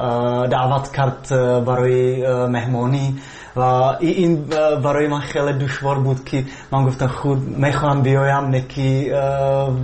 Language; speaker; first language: Persian; non-native, learner; Czech